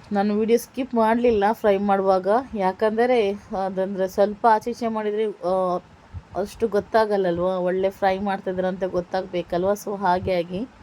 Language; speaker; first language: Kannada; non-native, local second language; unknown